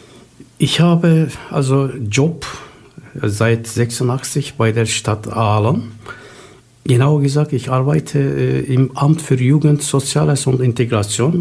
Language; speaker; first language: German; non-native, fluent; Turkish